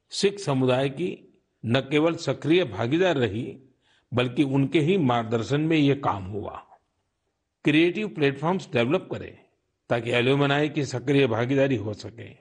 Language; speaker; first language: Hindi; non-native, local second language; Gujarati